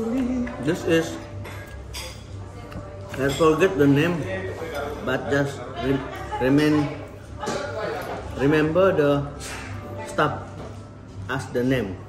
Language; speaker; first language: English; non-native, learner; Malay